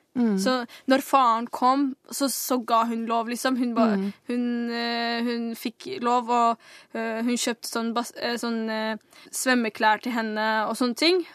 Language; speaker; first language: Norwegian; early bilingual, other home language; Somali